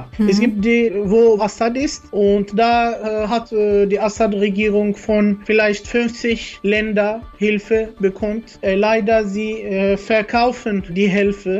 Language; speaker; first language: German; non-native, learner; Arabic